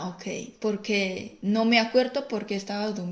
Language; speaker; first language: Spanish; non-native, fluent; Chinese